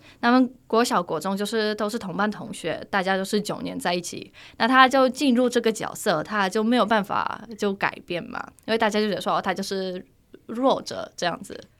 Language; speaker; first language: Chinese; non-native, fluent; Polish